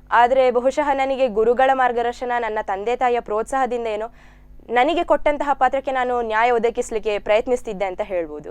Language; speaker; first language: Kannada; non-native, local second language; Tulu